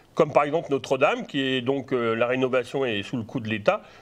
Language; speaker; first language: French; native; French